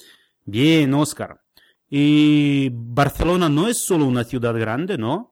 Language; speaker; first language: Spanish; non-native, fluent; Russian